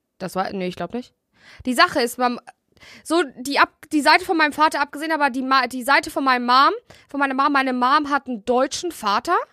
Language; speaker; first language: German; early bilingual, other home language; Russian